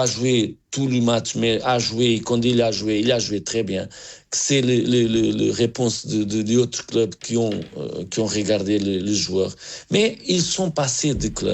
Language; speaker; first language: French; non-native, learner; Portuguese